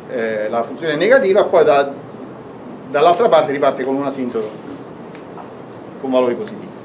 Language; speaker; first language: Italian; native; Italian